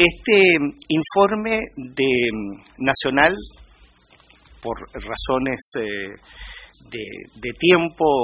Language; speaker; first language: Spanish; native; Spanish